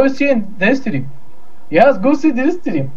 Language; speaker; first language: English; non-native, learner; Uzbek